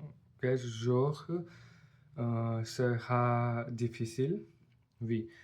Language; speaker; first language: French; non-native, learner; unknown